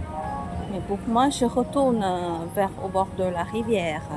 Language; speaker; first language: French; non-native, fluent; Thai